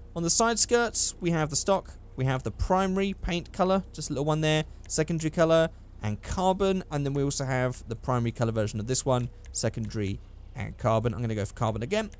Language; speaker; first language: English; native; English